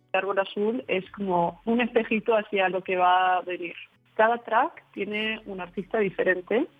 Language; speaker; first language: Spanish; early bilingual, heritage; English